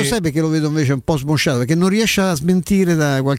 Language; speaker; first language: Italian; native; Italian